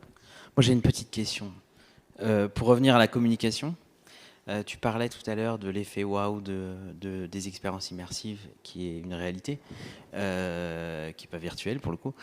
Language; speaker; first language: French; native; French